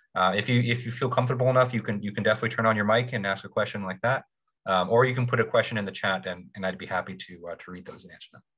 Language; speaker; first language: English; native; English